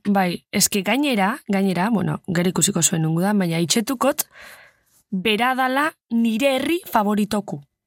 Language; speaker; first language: Basque; native; Basque